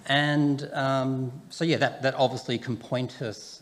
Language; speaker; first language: English; native; English